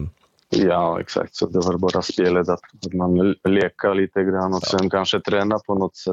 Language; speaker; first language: Swedish; non-native, fluent; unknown